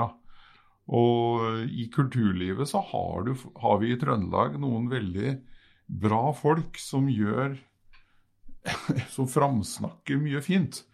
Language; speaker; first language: Norwegian; native; Norwegian